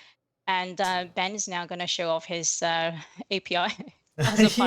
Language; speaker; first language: English; non-native, fluent; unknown